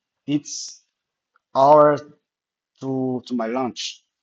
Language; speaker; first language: English; non-native, learner; Portuguese